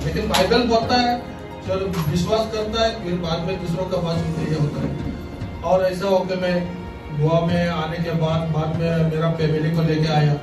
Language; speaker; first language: Hindi; non-native, local second language; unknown